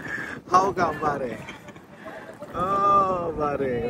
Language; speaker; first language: English; non-native, learner; Filipino